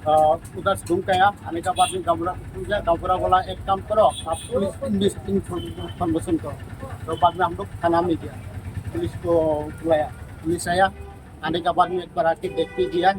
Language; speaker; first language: Hindi; non-native, local second language; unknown